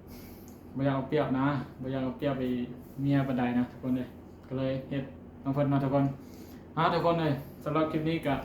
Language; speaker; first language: Thai; non-native, local second language; Northeastern Thai